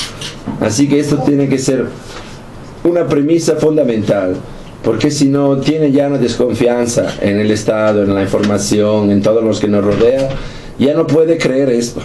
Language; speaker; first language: Spanish; non-native, fluent; Italian